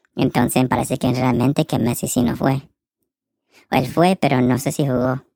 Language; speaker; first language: Spanish; early bilingual, heritage; Spanish